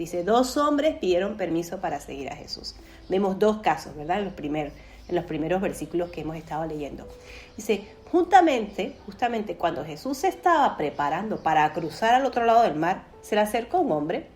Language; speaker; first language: Spanish; native; Spanish